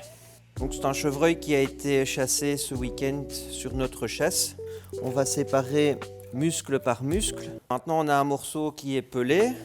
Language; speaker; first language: French; native; French